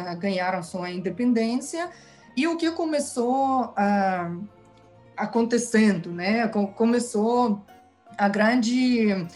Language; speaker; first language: Portuguese; non-native, fluent; Kazakh